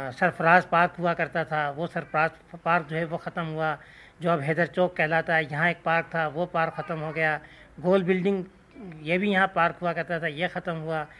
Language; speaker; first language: Urdu; non-native, local second language; Sindhi